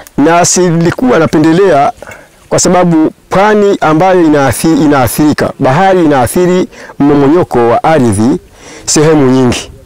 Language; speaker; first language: Swahili; native; Swahili